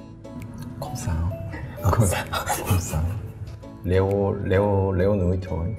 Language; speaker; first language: Vietnamese; non-native, learner; Korean